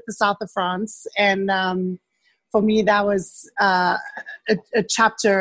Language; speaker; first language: English; native; English